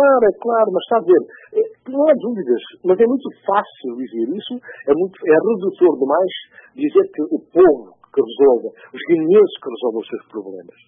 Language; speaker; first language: Portuguese; non-native, local second language; Upper Guinea Crioulo